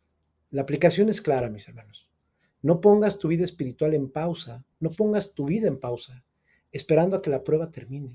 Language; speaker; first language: Spanish; native; Spanish